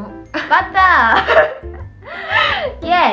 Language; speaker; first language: Japanese; native; Japanese